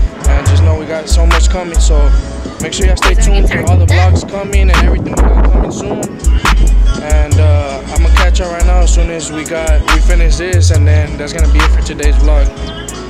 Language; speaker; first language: English; early bilingual, other home language; Spanish